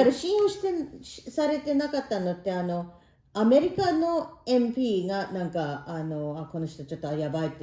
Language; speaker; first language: Japanese; early bilingual, heritage; Japanese